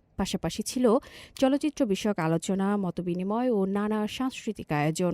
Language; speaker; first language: Bangla; native; Bangla